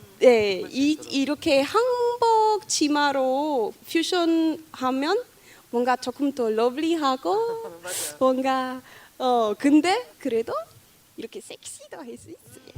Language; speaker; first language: Korean; non-native, learner; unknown